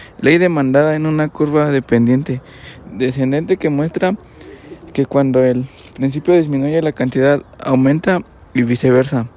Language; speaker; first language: Spanish; native; Spanish